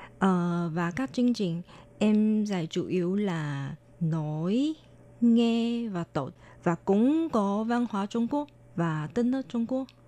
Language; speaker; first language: Vietnamese; non-native, fluent; Chinese